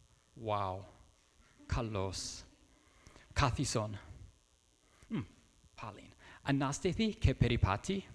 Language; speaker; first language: Greek; non-native, fluent; English